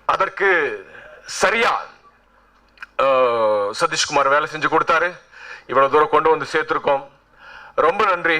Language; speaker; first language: Tamil; native; Tamil